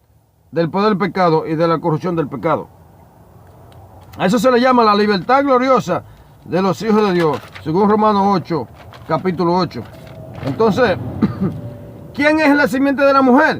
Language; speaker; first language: Spanish; native; Spanish